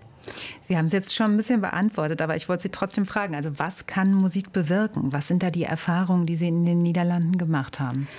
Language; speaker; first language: German; native; German